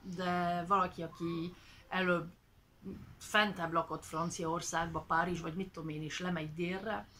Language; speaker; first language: Hungarian; early bilingual, heritage; French